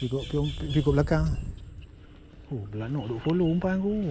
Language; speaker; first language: Malay; native; Malay